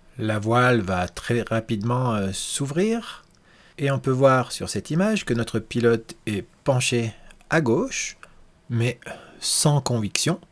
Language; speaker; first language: French; native; French